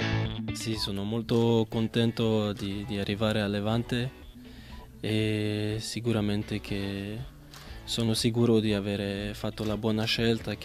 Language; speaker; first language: Italian; non-native, fluent; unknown